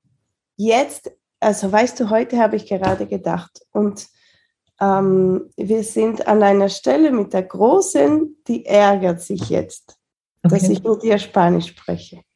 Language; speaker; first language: German; early bilingual, heritage; Spanish